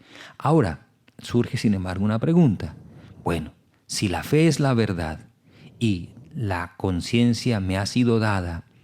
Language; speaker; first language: Spanish; native; Spanish